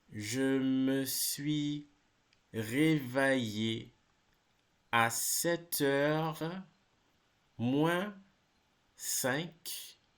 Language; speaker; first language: French; non-native, fluent; English